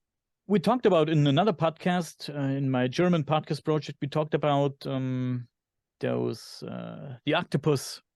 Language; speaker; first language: English; non-native, fluent; German